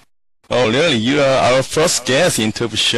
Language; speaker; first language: English; non-native, learner; Korean